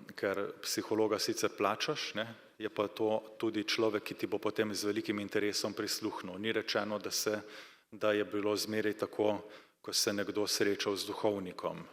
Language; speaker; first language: Slovenian; native; Slovenian